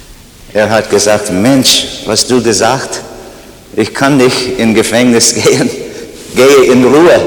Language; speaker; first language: German; non-native, learner; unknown